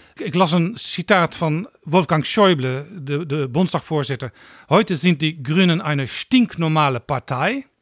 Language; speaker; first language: Dutch; native; Dutch